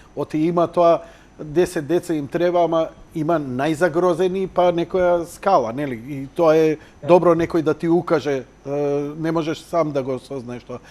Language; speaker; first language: Macedonian; native; Macedonian